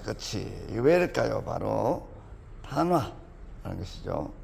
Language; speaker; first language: Korean; native; Korean